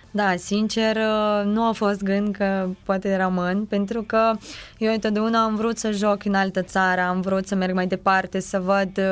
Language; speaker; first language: Romanian; non-native, fluent; Ukrainian